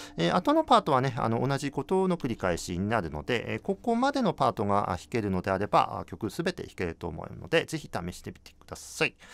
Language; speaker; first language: Japanese; native; Japanese